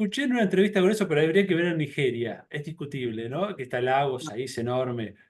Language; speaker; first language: Spanish; native; Spanish